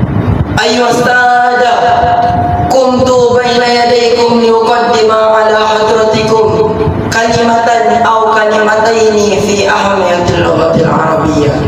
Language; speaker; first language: Arabic; non-native, learner; Malay